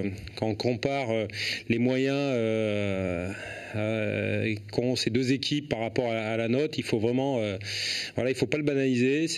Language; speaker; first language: French; native; French